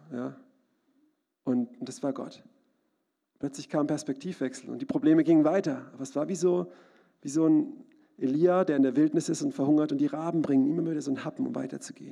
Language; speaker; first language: German; native; German